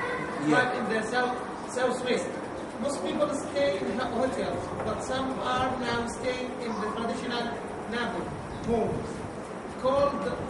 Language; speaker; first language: English; non-native, learner; Arabic